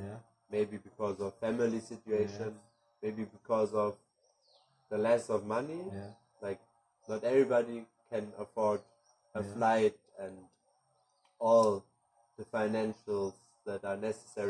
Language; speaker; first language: English; non-native, fluent; German